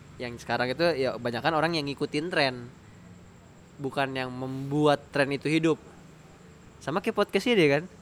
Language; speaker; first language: Indonesian; native; Indonesian